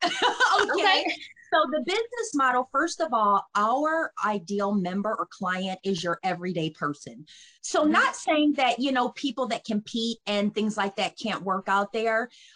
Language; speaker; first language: English; native; English